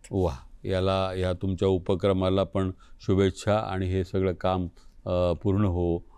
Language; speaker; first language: Marathi; native; Marathi